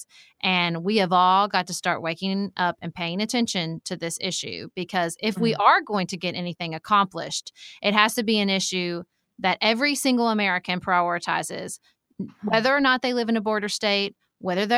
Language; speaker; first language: English; native; English